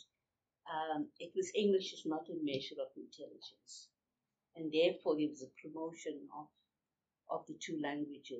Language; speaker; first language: English; non-native, local second language; Urdu